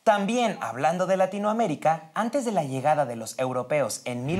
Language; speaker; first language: Spanish; native; Spanish